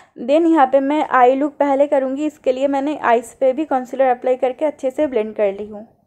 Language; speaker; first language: Hindi; non-native, local second language; Bangla